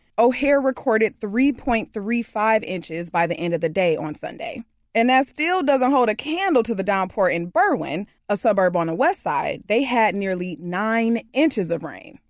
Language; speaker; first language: English; native; English